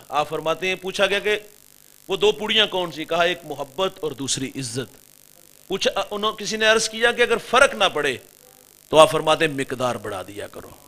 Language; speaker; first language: Urdu; non-native, local second language; Punjabi